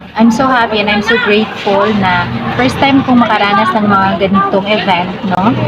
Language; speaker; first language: Filipino; non-native, local second language; Cebuano